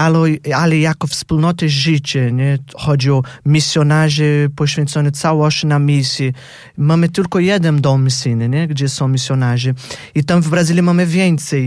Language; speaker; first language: Polish; non-native, fluent; Portuguese